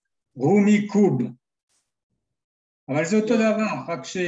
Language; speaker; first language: Hebrew; non-native, fluent; French